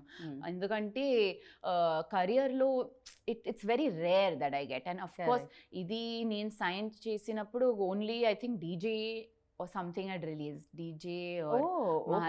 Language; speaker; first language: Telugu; non-native, learner; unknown